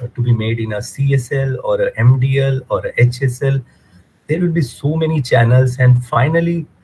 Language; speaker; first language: English; non-native, local second language; Hindi